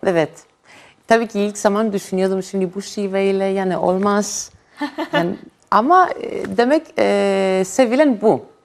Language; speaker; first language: Turkish; non-native, fluent; Greek